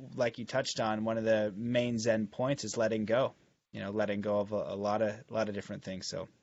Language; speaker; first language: English; native; English